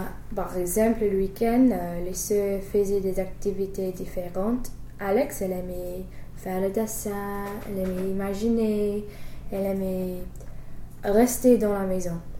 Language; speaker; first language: French; non-native, fluent; English